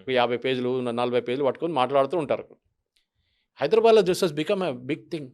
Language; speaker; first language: Telugu; non-native, local second language; Malayalam